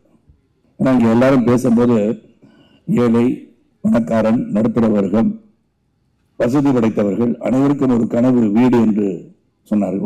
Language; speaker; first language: Tamil; native; Tamil